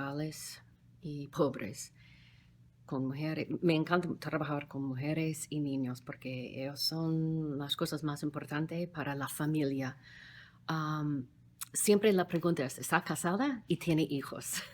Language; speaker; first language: Spanish; non-native, fluent; English